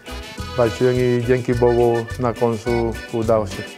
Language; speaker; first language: Polish; non-native, learner; Spanish